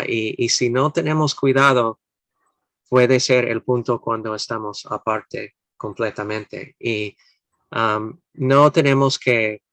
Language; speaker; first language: Spanish; non-native, fluent; English